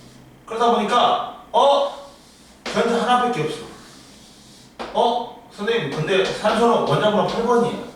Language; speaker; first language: Korean; native; Korean